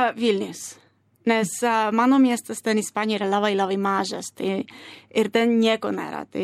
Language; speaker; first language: Lithuanian; non-native, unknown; Spanish